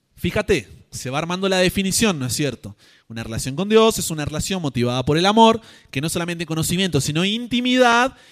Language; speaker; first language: Spanish; native; Spanish